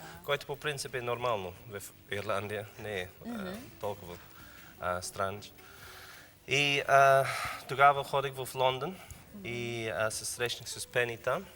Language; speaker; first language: Bulgarian; non-native, learner; English